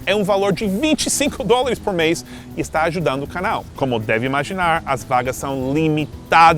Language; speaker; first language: Portuguese; non-native, fluent; English